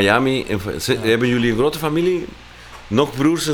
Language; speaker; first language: Dutch; non-native, fluent; Spanish